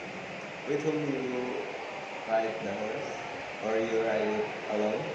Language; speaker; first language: English; non-native, learner; Indonesian